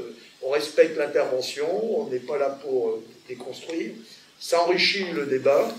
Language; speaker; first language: French; native; French